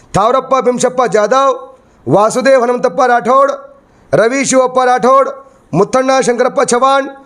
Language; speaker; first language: Kannada; non-native, local second language; Lambadi